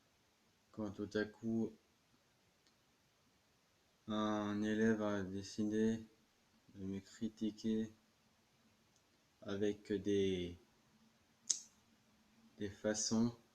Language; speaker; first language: French; native; French